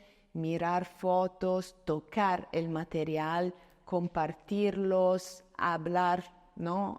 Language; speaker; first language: Spanish; non-native, fluent; Italian